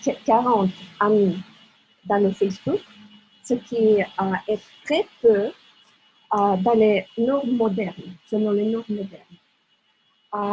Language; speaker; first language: French; non-native, fluent; Russian